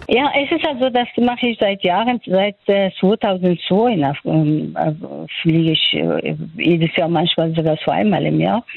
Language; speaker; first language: German; non-native, fluent; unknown